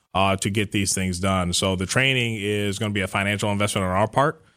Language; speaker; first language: English; native; English